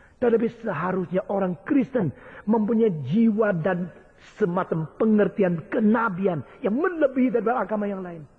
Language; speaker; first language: Indonesian; early bilingual, other home language; Chinese